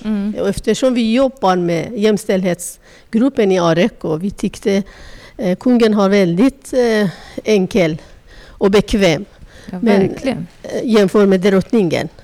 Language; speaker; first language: Swedish; non-native, learner; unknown